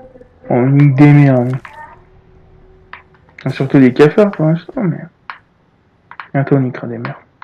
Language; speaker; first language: French; native; French